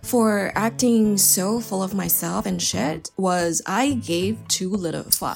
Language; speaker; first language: English; non-native, fluent; Chinese